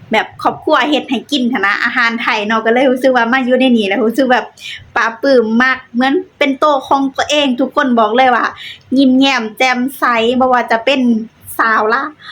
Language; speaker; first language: Thai; native; Thai